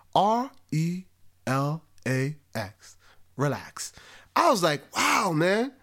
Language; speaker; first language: English; native; English